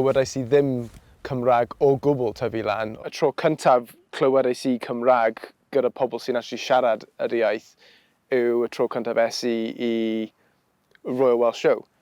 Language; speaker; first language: Welsh; non-native, local second language; English